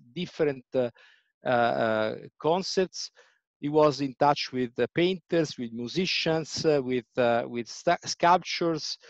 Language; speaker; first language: English; non-native, fluent; Italian